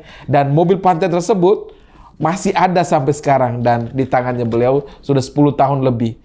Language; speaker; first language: Indonesian; native; Indonesian